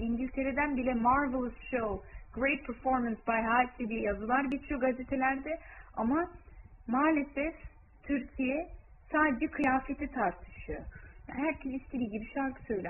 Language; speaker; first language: Turkish; early bilingual, heritage; Turkish